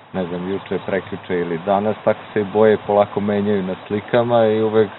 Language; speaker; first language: Croatian; early bilingual, heritage; Croatian